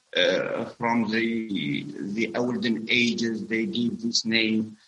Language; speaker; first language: English; non-native, learner; Arabic